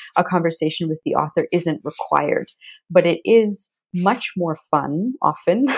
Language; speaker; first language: English; native; English